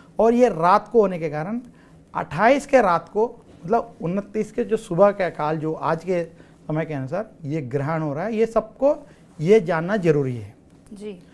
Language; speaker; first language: Hindi; non-native, local second language; Telugu